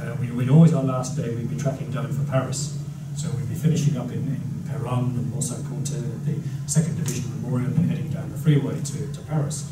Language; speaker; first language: English; native; English